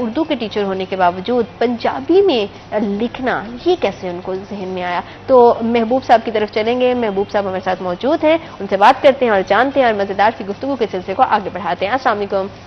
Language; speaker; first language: Urdu; non-native, local second language; Punjabi